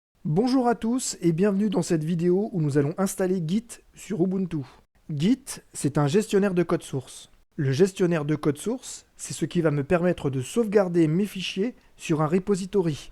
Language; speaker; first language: French; native; French